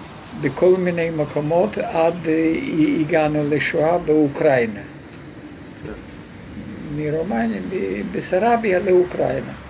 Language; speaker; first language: Hebrew; non-native, fluent; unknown